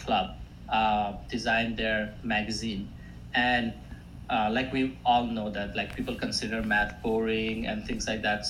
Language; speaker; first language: English; non-native, local second language; Assamese